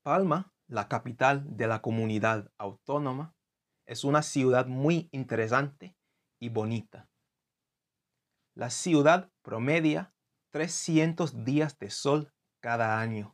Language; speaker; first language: Spanish; non-native, fluent; English